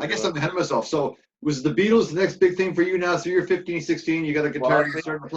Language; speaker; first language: English; native; English